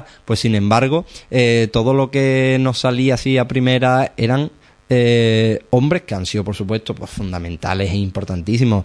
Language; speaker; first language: Spanish; native; Spanish